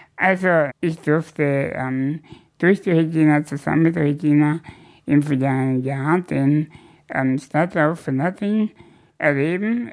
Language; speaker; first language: German; native; German